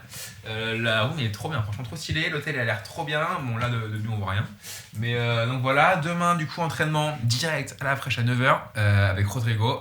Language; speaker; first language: French; native; French